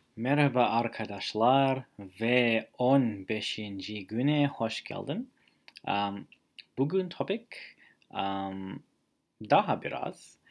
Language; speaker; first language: Turkish; non-native, learner; English